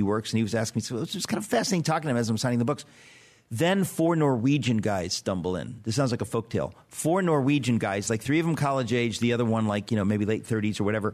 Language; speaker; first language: English; native; English